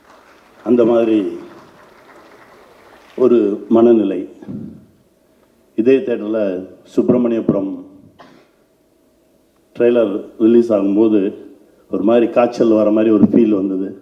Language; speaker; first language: Tamil; native; Tamil